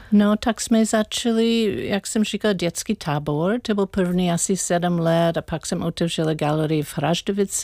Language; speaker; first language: Czech; non-native, learner; English